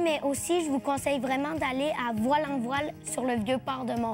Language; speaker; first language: French; native; French